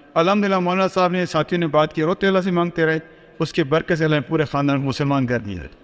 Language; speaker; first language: Urdu; non-native, local second language; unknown